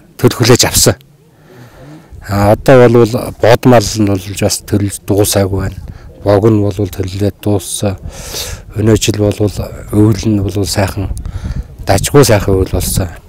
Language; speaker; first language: Mongolian; native; Mongolian